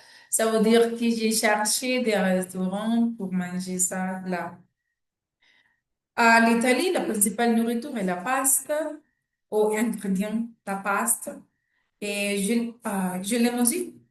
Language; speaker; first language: French; non-native, learner; Spanish